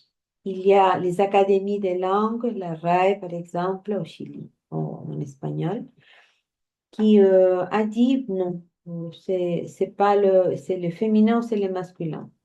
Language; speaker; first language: French; non-native, fluent; Spanish